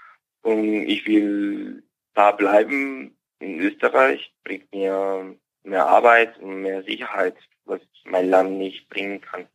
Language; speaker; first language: German; non-native, fluent; Spanish